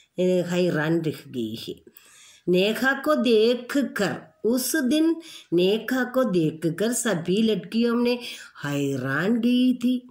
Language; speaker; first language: Hindi; non-native, local second language; Malayalam